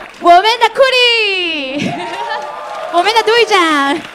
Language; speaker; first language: Chinese; non-native, fluent; Japanese